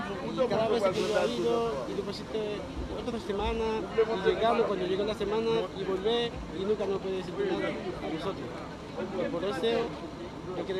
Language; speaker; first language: Spanish; non-native, learner; Haitian Creole